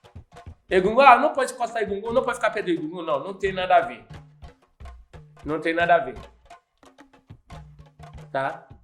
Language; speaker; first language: Portuguese; non-native, learner; Yoruba